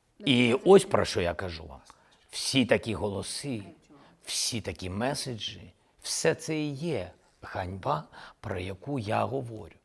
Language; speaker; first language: Ukrainian; non-native, local second language; Russian